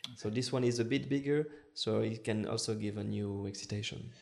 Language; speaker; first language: English; non-native, fluent; French